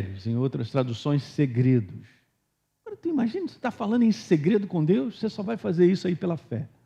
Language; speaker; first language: Portuguese; native; Portuguese